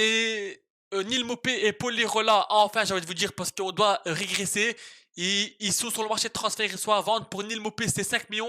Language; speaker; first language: French; native; French